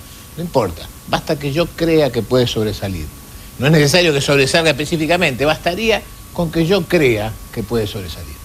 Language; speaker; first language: Spanish; native; Spanish